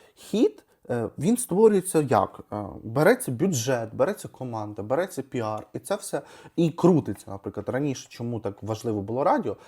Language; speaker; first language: Ukrainian; non-native, local second language; Russian